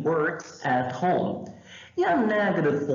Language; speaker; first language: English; non-native, fluent; Portuguese